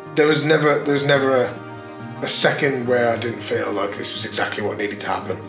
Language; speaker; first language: English; native; English